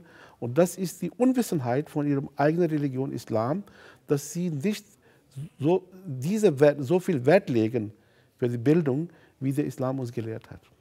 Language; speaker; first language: German; non-native, fluent; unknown